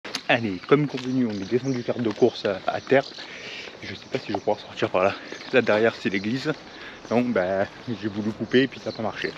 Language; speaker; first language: French; native; French